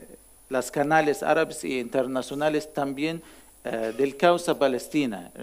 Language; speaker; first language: Spanish; non-native, learner; Arabic